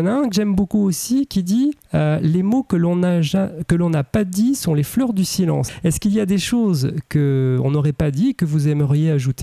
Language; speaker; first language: French; native; French